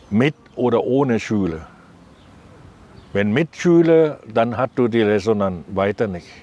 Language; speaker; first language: German; non-native, learner; Thai